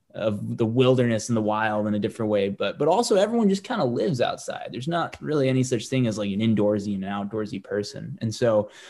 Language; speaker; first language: English; native; English